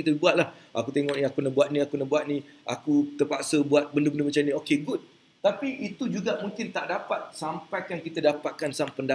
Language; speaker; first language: Malay; native; Malay